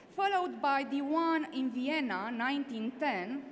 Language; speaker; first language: English; non-native, learner; Romanian